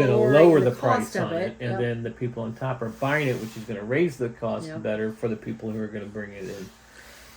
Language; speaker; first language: English; native; English